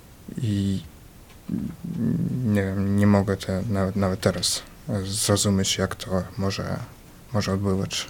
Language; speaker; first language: Polish; early bilingual, other home language; Ukrainian